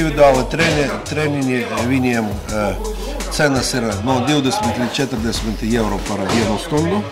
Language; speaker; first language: Latvian; non-native, local second language; Russian